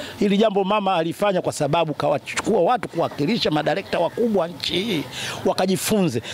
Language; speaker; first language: Swahili; native; Swahili